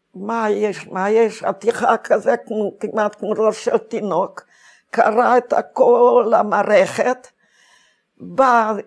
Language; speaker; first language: Hebrew; non-native, fluent; Hungarian